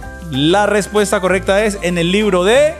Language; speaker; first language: Spanish; native; Spanish